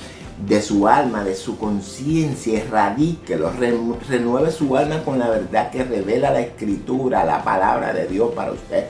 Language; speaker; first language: Spanish; native; Spanish